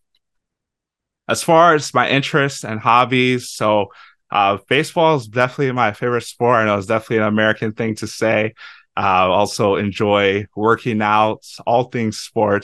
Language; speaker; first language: English; native; English